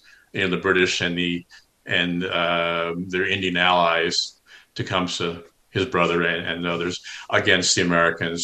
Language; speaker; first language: English; native; English